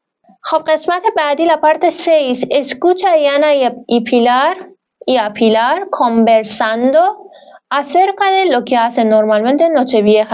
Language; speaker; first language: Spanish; non-native, fluent; Persian